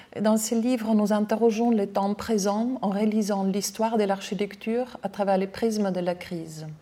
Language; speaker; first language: French; non-native, fluent; German